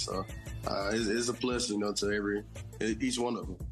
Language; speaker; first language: English; native; English